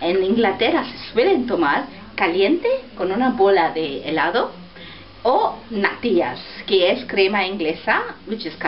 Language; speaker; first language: Spanish; non-native, fluent; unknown